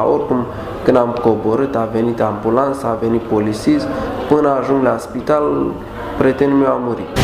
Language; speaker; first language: Romanian; non-native, learner; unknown